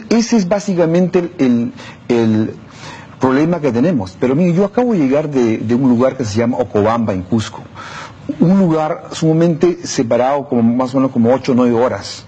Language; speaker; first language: Spanish; non-native, local second language; Shipibo-Conibo